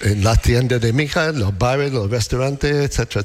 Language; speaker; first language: Spanish; non-native, learner; English